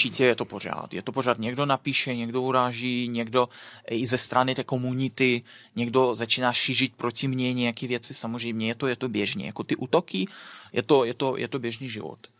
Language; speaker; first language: Czech; non-native, fluent; Belarusian